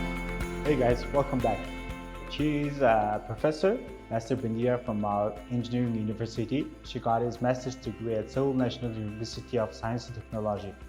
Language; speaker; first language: English; non-native, learner; Mongolian